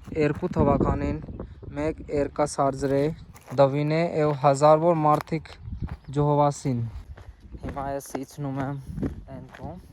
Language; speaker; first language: Armenian; non-native, learner; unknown